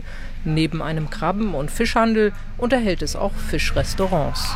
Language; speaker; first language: German; native; German